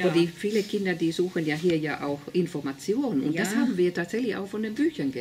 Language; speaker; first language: German; non-native, fluent; Finnish